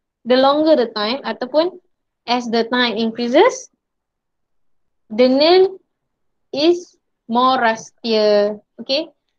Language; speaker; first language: English; non-native, local second language; Malay